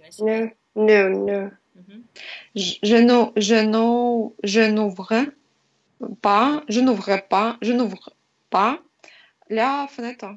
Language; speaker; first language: French; non-native, learner; Russian